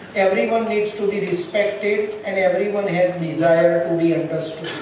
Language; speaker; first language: English; non-native, local second language; Gujarati